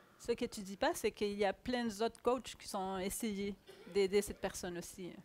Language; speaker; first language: French; non-native, fluent; Spanish